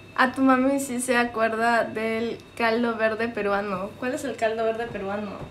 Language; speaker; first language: Spanish; early bilingual, heritage; Spanish